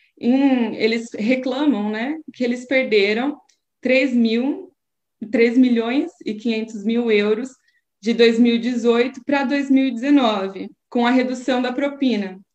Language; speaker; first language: Portuguese; native; Portuguese